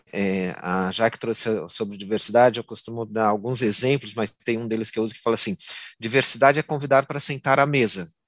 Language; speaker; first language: Portuguese; native; Portuguese